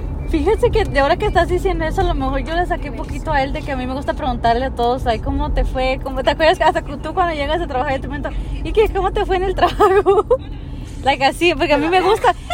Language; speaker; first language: Spanish; early bilingual, heritage; Spanish